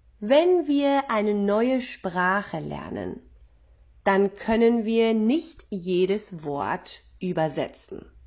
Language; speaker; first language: German; native; German